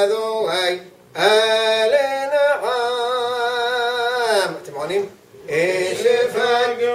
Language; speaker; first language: Hebrew; native; Hebrew